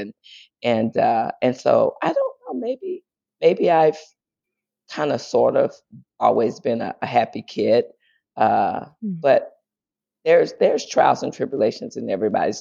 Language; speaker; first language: English; native; English